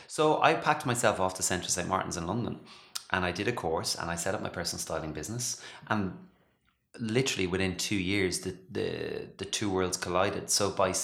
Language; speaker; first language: English; native; English